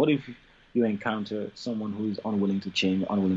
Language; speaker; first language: English; non-native, local second language; Yoruba